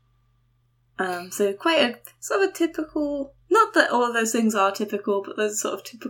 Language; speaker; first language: English; native; English